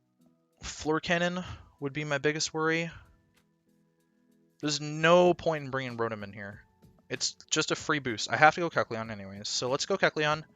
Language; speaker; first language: English; native; English